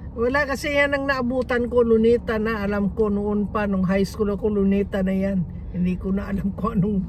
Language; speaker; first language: Filipino; native; Filipino